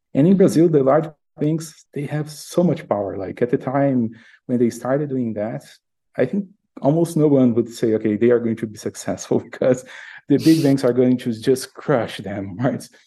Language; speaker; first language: English; non-native, fluent; Portuguese